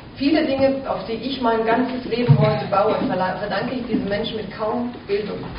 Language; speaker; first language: German; early bilingual, other home language; Turkish